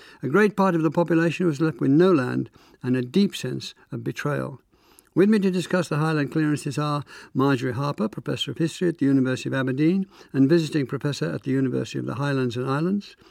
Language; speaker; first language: English; native; English